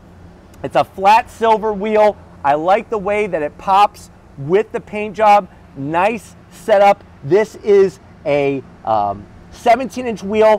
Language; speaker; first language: English; native; English